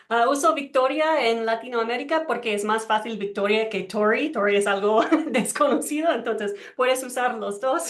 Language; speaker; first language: Spanish; non-native, learner; English